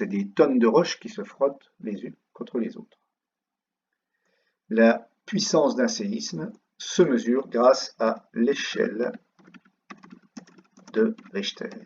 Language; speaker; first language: French; native; French